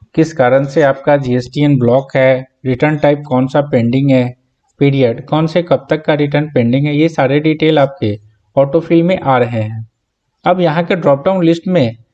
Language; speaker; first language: Hindi; native; Hindi